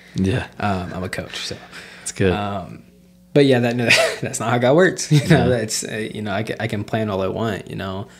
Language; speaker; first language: English; native; English